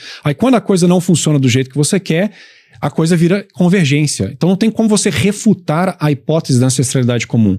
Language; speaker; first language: Portuguese; native; Portuguese